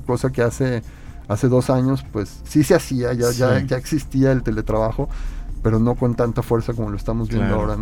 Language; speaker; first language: Spanish; native; Spanish